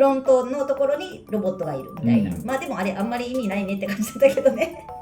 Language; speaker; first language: Japanese; native; Japanese